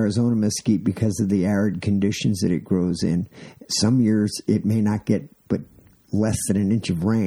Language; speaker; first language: English; native; English